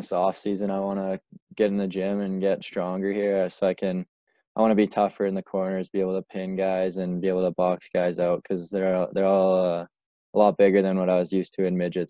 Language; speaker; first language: English; native; English